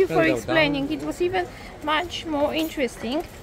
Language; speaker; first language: English; non-native, learner; Polish